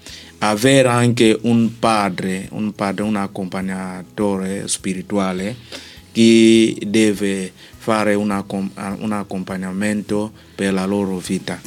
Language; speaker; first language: Italian; non-native, learner; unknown